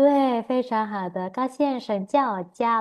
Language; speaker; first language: Chinese; non-native, fluent; Indonesian